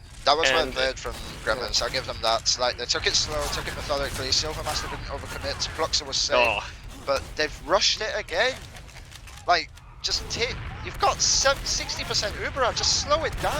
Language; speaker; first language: English; native; English